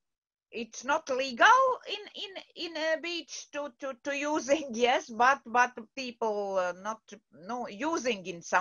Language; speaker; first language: English; non-native, learner; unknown